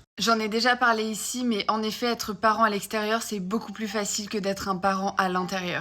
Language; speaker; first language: French; native; French